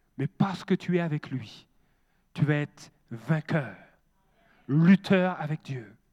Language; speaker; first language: French; native; French